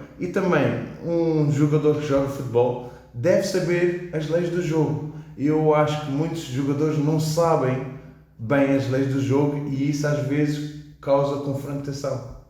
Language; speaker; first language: Portuguese; early bilingual, heritage; English